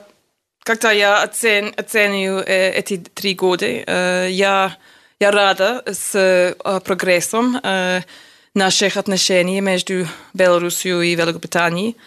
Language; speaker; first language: Russian; non-native, learner; English